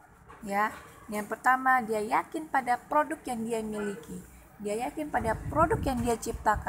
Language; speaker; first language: Indonesian; native; Indonesian